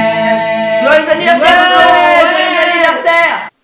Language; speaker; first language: French; native; French